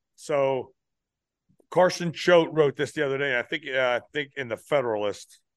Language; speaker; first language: English; native; English